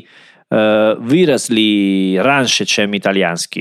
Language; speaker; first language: Russian; non-native, learner; Italian